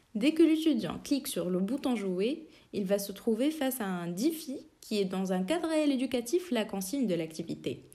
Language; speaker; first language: French; non-native, local second language; Arabic